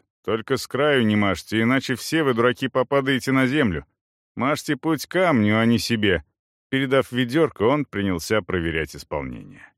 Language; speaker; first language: Russian; native; Russian